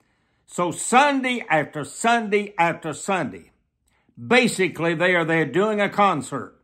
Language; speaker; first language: English; native; English